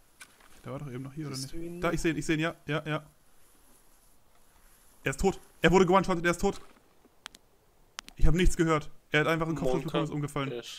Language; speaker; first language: German; native; German